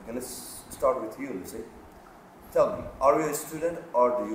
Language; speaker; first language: English; non-native, fluent; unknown